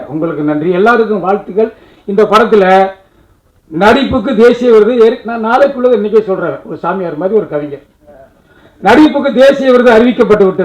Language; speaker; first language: Tamil; native; Tamil